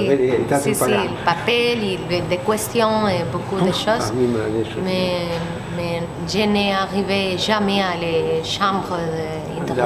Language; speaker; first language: French; non-native, learner; Spanish